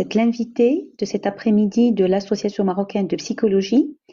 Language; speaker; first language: French; non-native, local second language; Arabic